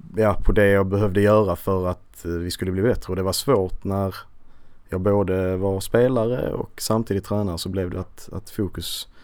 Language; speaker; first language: Swedish; native; Swedish